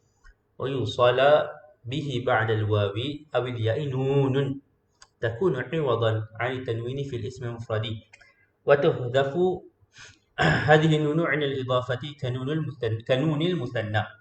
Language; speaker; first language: Arabic; non-native, fluent; Malay